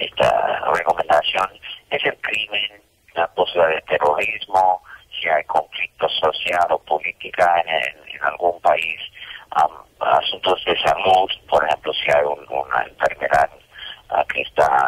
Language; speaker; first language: Spanish; non-native, fluent; English